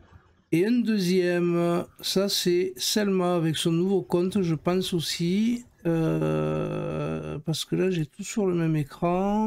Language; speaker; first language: French; native; French